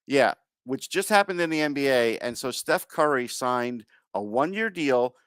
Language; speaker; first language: English; native; English